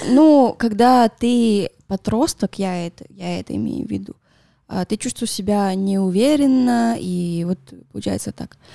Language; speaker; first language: Russian; non-native, fluent; Spanish